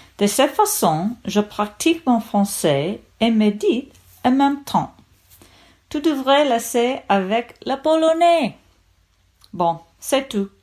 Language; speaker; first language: French; non-native, learner; English